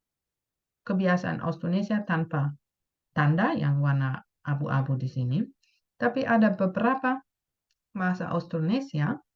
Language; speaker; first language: Indonesian; non-native, fluent; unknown